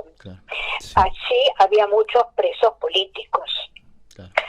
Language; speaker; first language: Spanish; native; Spanish